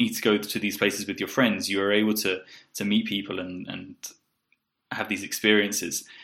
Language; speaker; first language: English; native; English